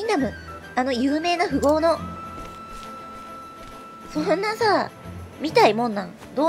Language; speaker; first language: Japanese; native; Japanese